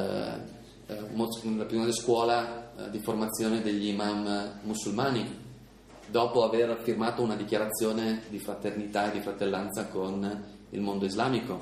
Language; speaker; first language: Italian; native; Italian